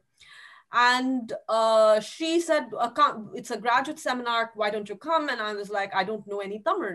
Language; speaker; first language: English; non-native, local second language; Tamil